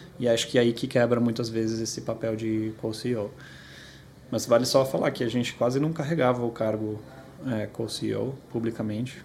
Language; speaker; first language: Portuguese; early bilingual, other home language; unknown